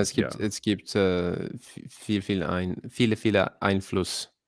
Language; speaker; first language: German; non-native, learner; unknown